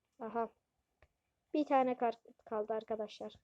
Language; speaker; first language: Turkish; native; Turkish